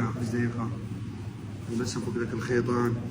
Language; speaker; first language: Arabic; native; Arabic